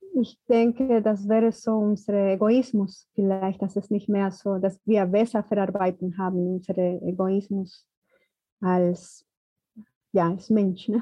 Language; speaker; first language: German; non-native, fluent; Spanish